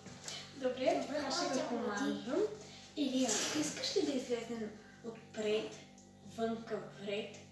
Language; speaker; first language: Bulgarian; early bilingual, heritage; Bulgarian